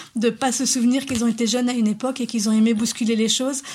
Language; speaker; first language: French; native; French